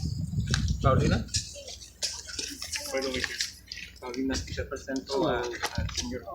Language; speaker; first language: Spanish; native; Spanish